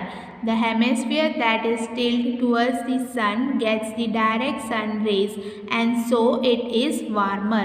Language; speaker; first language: English; non-native, local second language; Hindi